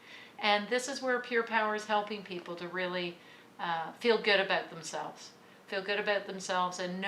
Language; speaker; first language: English; native; English